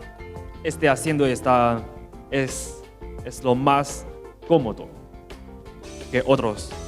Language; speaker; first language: Spanish; non-native, learner; Chinese